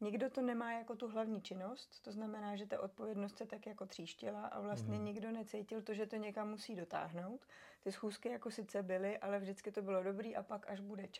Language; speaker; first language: Czech; native; Czech